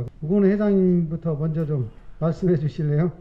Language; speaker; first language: Korean; native; Korean